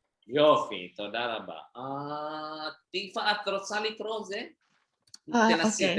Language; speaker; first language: Hebrew; non-native, fluent; Indonesian